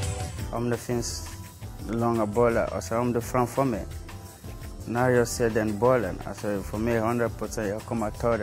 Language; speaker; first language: Swedish; non-native, fluent; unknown